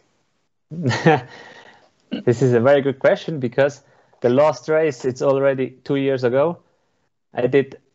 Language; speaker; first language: English; non-native, learner; Swiss German